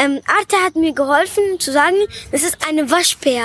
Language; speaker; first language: German; early bilingual, other home language; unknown